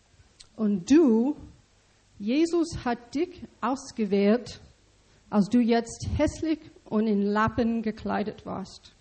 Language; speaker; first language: German; non-native, learner; English